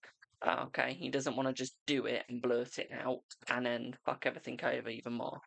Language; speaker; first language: English; native; English